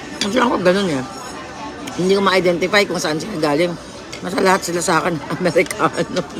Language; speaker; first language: Filipino; non-native, local second language; Cebuano